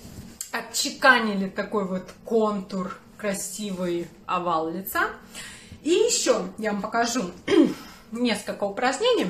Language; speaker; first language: Russian; native; Russian